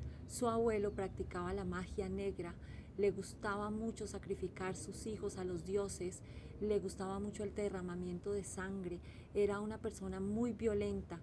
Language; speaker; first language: Spanish; native; Spanish